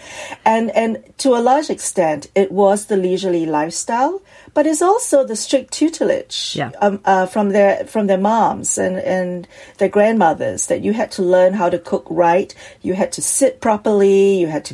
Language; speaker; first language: English; native; English